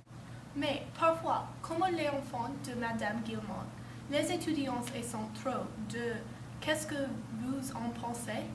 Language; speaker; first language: French; non-native, learner; English